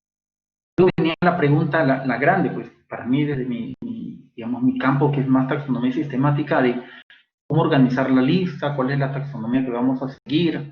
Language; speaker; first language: Spanish; native; Spanish